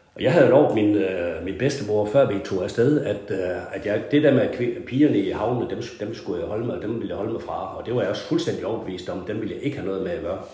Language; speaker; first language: Danish; native; Danish